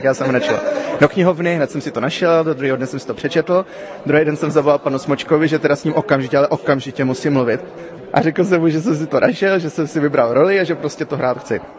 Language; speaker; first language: Czech; early bilingual, heritage; Czech